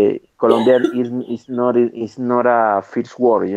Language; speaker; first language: English; non-native, learner; Spanish